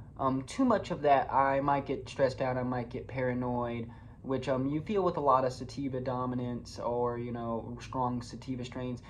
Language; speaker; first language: English; native; English